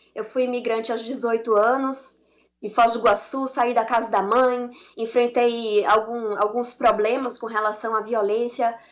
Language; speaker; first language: Portuguese; native; Portuguese